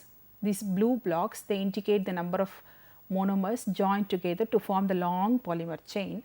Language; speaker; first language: English; non-native, local second language; Tamil